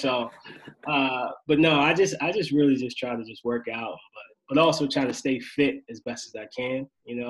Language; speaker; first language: English; native; English